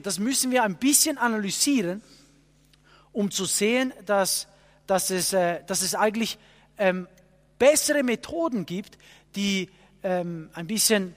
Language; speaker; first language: German; non-native, fluent; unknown